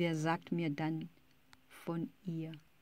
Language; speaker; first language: German; non-native, fluent; Korean